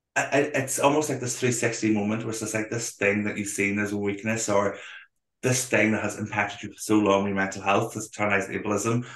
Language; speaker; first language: English; native; English